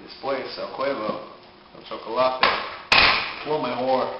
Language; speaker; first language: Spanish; non-native, learner; English